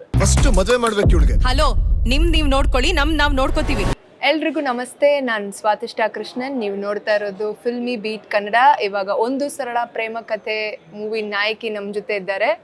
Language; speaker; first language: Kannada; early bilingual, heritage; Kannada